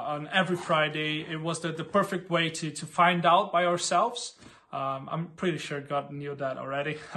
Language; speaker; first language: English; non-native, fluent; Portuguese